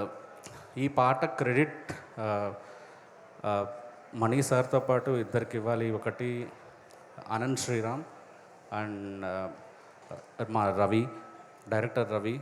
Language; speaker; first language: Telugu; native; Telugu